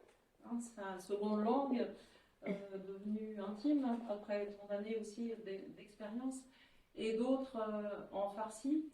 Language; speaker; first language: French; native; French